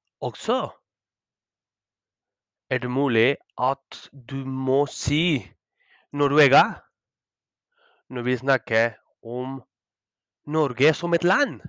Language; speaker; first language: Norwegian; non-native, learner; Spanish